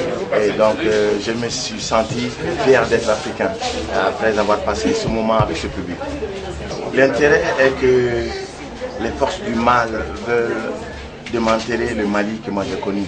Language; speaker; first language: French; non-native, local second language; Bambara